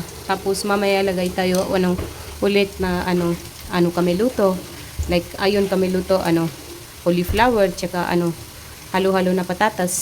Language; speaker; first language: Filipino; non-native, learner; Punjabi